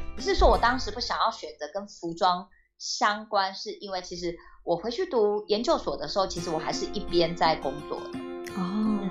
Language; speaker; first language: Chinese; native; Chinese